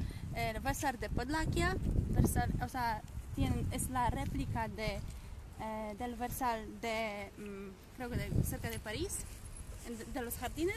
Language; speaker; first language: Spanish; non-native, fluent; Polish